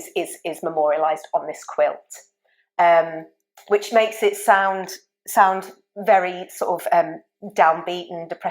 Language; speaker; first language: English; native; English